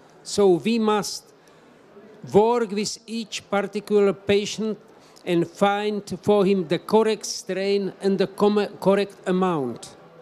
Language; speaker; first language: English; non-native, fluent; Czech